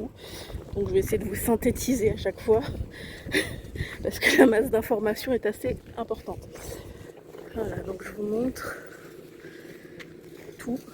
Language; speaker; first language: French; native; French